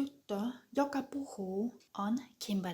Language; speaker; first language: Finnish; non-native, fluent; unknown